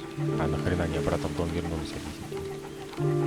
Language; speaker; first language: Russian; native; Russian